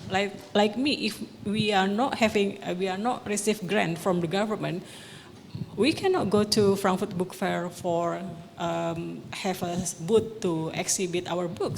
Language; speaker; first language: English; non-native, local second language; Indonesian